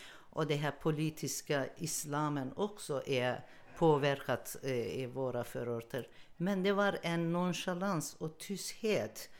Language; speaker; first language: Swedish; non-native, learner; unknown